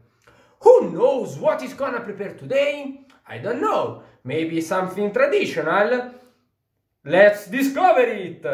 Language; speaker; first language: English; non-native, fluent; Italian